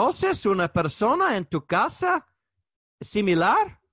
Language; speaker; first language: Spanish; non-native, learner; English